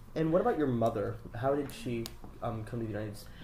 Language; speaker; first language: English; native; English